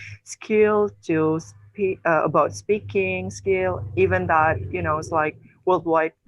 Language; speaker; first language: English; non-native, learner; Indonesian